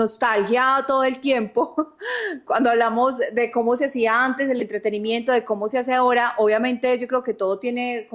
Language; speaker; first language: Spanish; native; Spanish